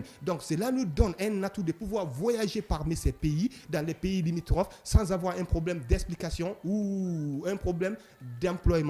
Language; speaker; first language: French; non-native, fluent; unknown